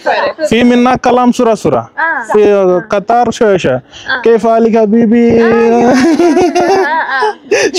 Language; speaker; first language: Arabic; non-native, learner; Telugu